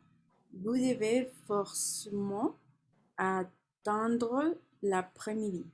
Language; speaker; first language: French; non-native, learner; Spanish